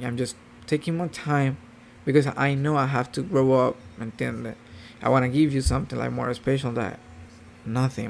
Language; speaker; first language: English; non-native, local second language; Spanish